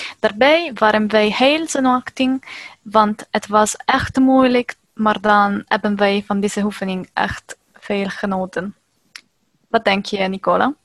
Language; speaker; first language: Dutch; non-native, learner; Italian